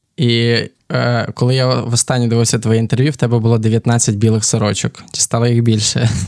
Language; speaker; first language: Ukrainian; native; Ukrainian